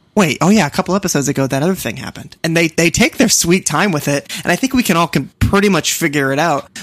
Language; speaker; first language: English; native; English